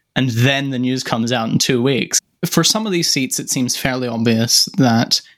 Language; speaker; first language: English; native; English